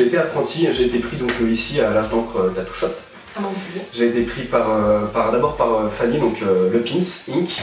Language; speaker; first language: French; native; French